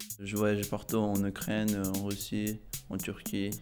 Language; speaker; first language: French; non-native, fluent; Azerbaijani